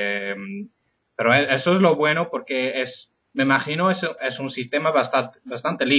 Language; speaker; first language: Spanish; non-native, fluent; English